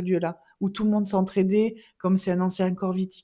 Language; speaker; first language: French; native; French